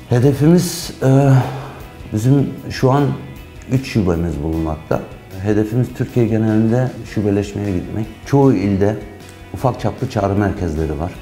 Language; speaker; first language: Turkish; early bilingual, heritage; Turkish